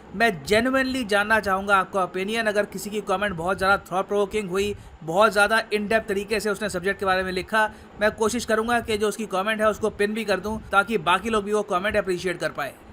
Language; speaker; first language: Hindi; native; Hindi